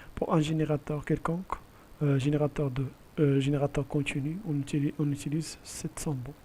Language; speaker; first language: French; non-native, local second language; Arabic